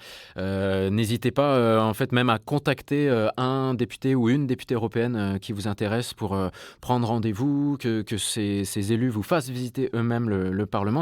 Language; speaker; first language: French; native; French